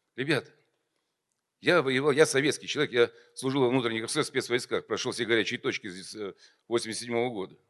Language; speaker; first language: Russian; native; Russian